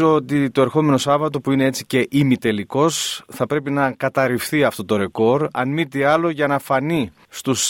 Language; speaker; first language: Greek; native; Greek